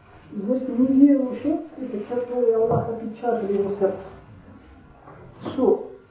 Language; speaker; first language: Russian; non-native, fluent; Arabic